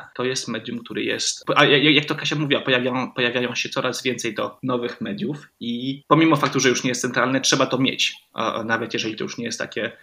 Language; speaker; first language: Polish; early bilingual, heritage; Polish